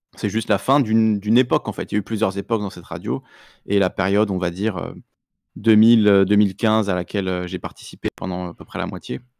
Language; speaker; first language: French; native; French